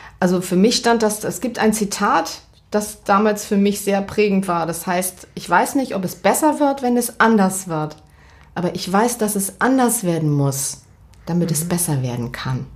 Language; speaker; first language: German; native; German